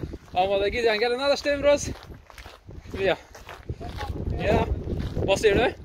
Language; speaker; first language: Norwegian; non-native, learner; Persian